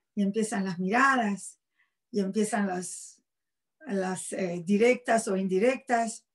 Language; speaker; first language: Spanish; native; Spanish